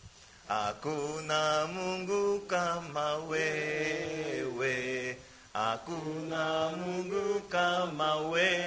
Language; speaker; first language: Japanese; non-native, learner; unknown